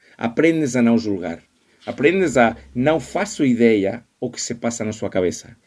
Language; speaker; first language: Portuguese; non-native, fluent; Spanish